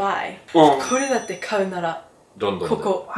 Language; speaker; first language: Japanese; non-native, learner; English